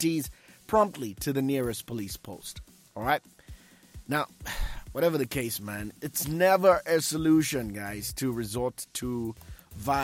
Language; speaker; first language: English; non-native, local second language; Bemba